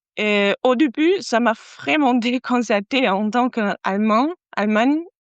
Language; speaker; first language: French; non-native, fluent; German